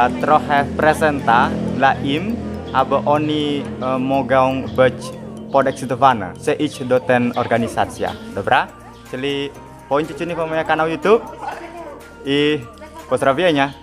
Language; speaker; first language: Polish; non-native, learner; Balinese